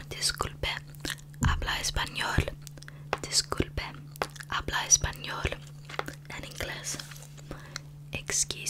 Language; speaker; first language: Spanish; non-native, learner; English